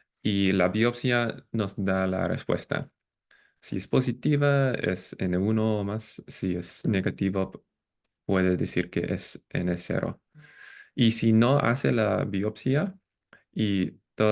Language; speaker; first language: Spanish; non-native, fluent; English